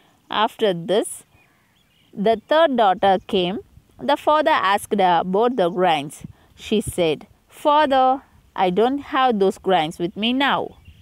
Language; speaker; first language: English; non-native, local second language; Tamil